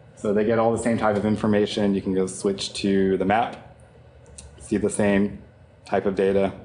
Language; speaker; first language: English; native; English